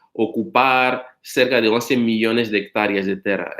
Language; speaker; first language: Spanish; non-native, fluent; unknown